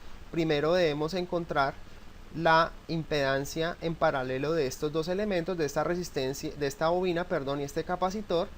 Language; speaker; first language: Spanish; native; Spanish